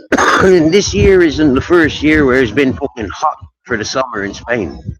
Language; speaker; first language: English; native; English